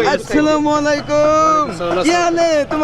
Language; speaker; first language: Hindi; non-native, learner; Bangla